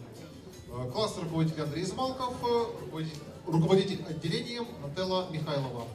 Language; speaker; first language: Russian; native; Russian